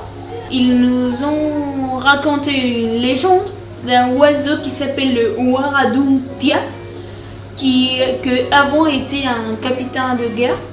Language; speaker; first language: French; non-native, fluent; Spanish